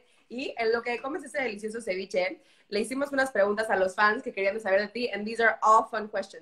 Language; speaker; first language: Spanish; early bilingual, heritage; Spanish